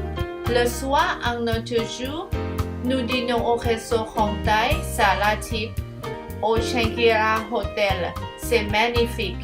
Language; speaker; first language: French; non-native, learner; Thai